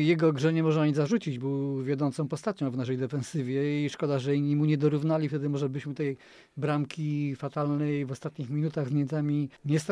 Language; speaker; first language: Polish; native; Polish